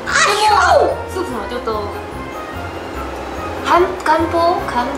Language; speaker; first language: Japanese; non-native, learner; Chinese